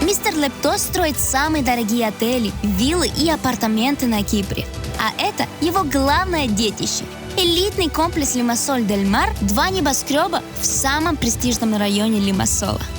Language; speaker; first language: Russian; native; Russian